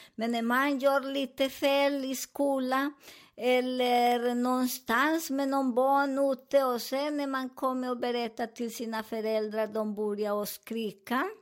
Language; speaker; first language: Swedish; non-native, learner; Spanish